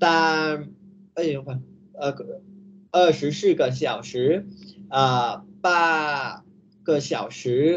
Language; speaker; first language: Chinese; non-native, learner; Vietnamese